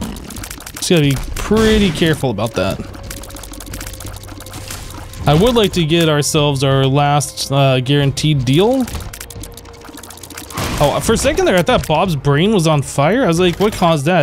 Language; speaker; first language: English; native; English